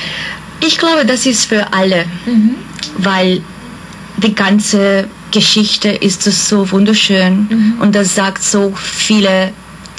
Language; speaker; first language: German; non-native, fluent; Hungarian